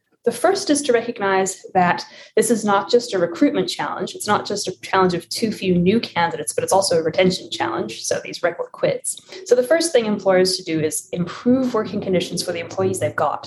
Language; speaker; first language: English; native; English